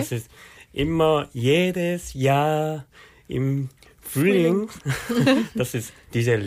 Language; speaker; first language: German; non-native, learner; Korean